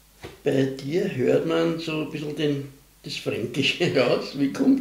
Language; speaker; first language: German; native; German